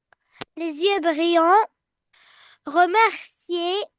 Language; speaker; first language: French; non-native, learner; Arabic